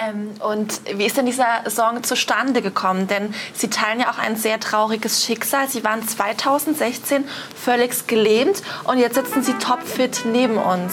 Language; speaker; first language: German; native; German